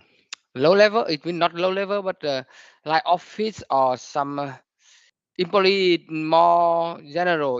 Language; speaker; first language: English; non-native, learner; Vietnamese